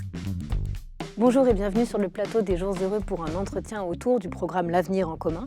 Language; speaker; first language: French; native; French